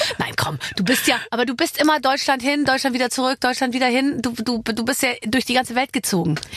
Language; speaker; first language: German; native; German